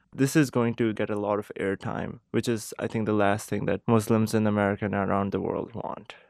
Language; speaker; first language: English; non-native, local second language; Urdu